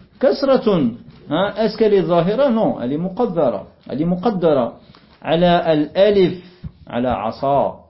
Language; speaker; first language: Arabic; non-native, fluent; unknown